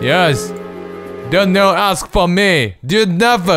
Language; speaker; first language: English; non-native, learner; Korean